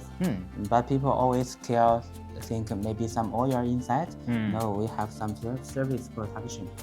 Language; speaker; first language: English; non-native, learner; Chinese